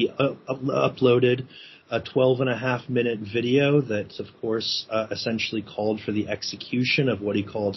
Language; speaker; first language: English; native; English